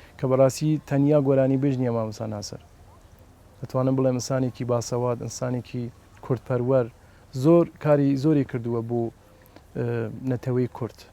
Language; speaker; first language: Central Kurdish; non-native, local second language; Southern Kurdish